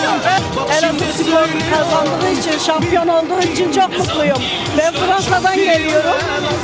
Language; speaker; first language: Turkish; early bilingual, heritage; Turkish